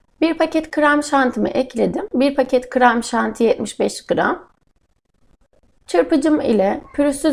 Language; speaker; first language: Turkish; native; Turkish